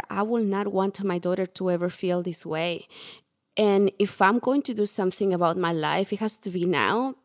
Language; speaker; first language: English; non-native, fluent; Spanish